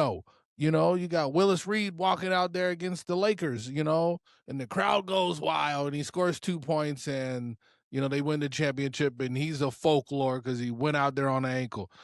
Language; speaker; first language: English; native; English